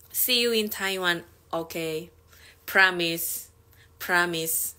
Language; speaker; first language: English; non-native, learner; Korean